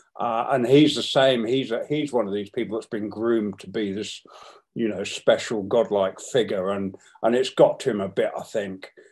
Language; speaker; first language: English; native; English